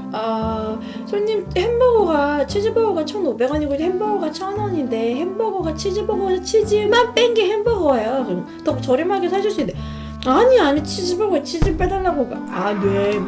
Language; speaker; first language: Korean; native; Korean